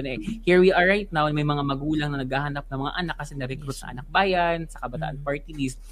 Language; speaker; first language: Filipino; non-native, local second language; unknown